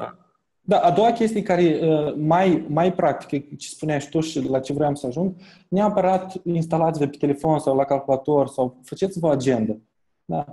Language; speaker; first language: Romanian; native; Romanian